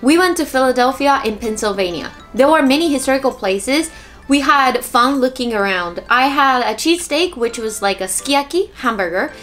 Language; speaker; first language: English; non-native, fluent; Japanese